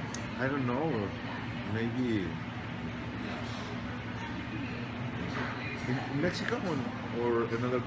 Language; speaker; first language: English; non-native, learner; Spanish